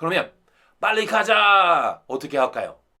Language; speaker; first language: Korean; non-native, fluent; English